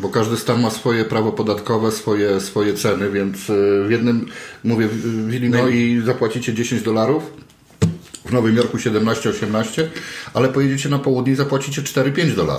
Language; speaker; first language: Polish; native; Polish